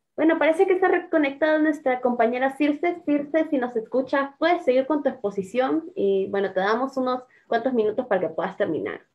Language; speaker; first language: Spanish; native; Spanish